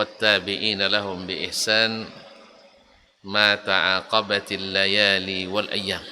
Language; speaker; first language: Arabic; non-native, fluent; Indonesian